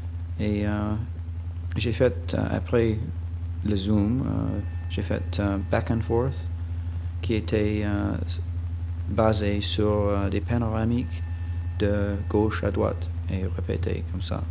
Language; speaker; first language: French; non-native, fluent; English